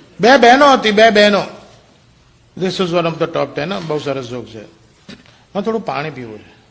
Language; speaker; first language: Gujarati; native; Gujarati